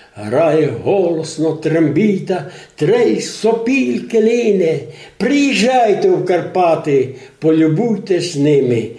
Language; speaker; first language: Ukrainian; native; Ukrainian